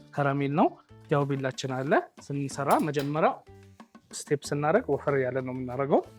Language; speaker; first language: Amharic; early bilingual, other home language; Arabic